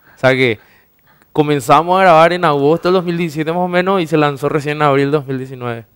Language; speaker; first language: Spanish; native; Spanish